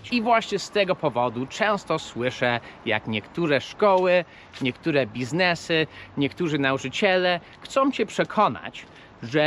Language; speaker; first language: Polish; early bilingual, heritage; Polish